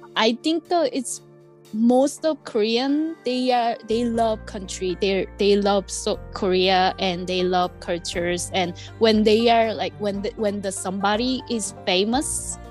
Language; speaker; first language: English; non-native, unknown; Korean